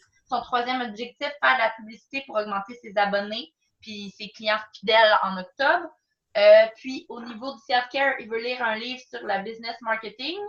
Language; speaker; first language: French; native; French